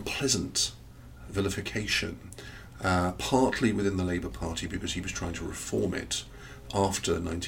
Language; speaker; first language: English; native; English